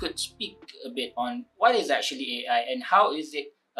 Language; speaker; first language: English; non-native, local second language; Malay